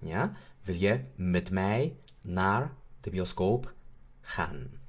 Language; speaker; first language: Dutch; non-native, fluent; Spanish